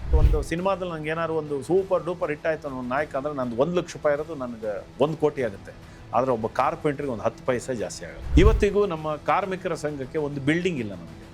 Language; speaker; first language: Kannada; native; Kannada